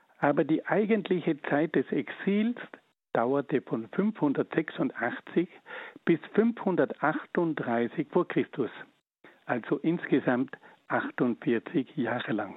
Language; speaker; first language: German; native; German